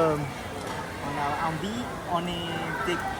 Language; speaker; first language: French; non-native, fluent; Thai